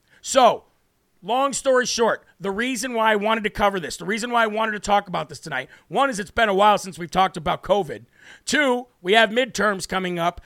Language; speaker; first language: English; native; English